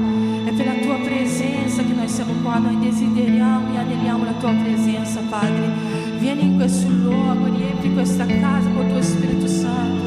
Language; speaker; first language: Italian; non-native, fluent; Portuguese